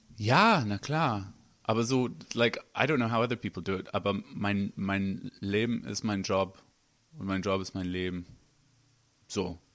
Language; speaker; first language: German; non-native, fluent; English